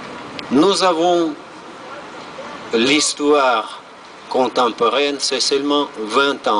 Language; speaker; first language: French; non-native, fluent; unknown